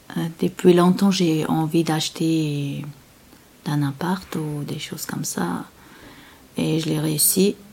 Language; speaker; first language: French; non-native, learner; Chechen